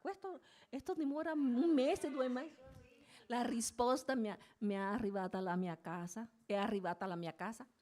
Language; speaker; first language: Italian; non-native, learner; Spanish